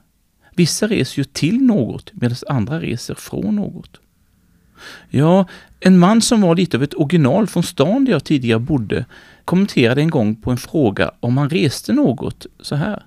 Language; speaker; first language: Swedish; native; Swedish